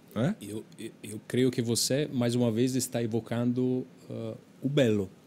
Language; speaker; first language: Portuguese; non-native, fluent; Italian